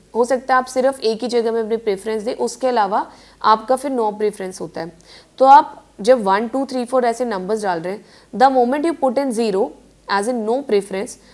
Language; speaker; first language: Hindi; native; Hindi